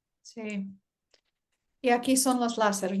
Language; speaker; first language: Spanish; early bilingual, heritage; Spanish